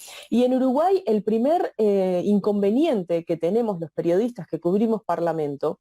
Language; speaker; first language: Spanish; native; Spanish